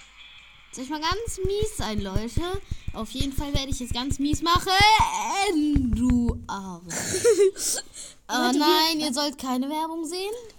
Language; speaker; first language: German; native; German